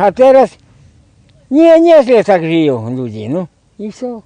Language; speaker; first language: Polish; non-native, learner; Russian